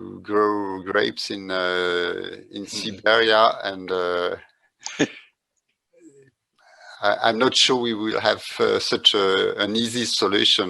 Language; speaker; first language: English; non-native, fluent; French